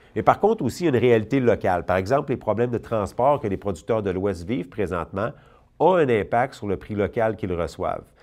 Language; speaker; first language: French; native; French